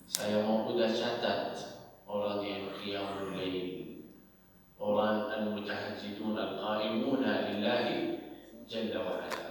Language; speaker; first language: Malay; non-native, learner; Arabic